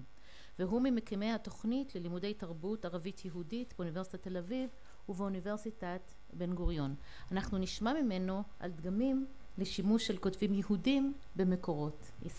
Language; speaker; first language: Hebrew; native; Hebrew